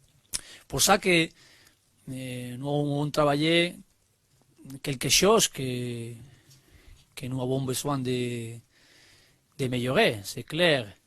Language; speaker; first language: French; non-native, learner; Spanish